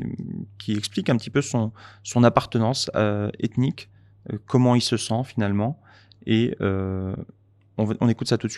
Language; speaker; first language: French; native; French